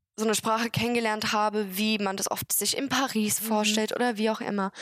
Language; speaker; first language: German; non-native, fluent; English